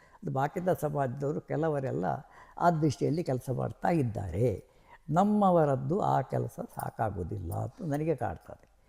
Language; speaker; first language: Kannada; non-native, local second language; Marathi